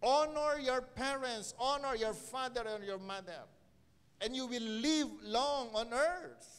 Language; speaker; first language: English; non-native, local second language; Filipino